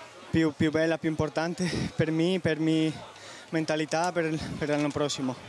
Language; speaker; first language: Italian; non-native, learner; Spanish